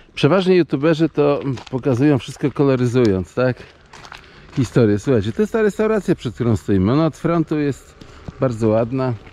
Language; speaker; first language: Polish; native; Polish